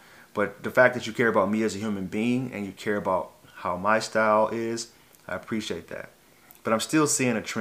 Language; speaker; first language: English; native; English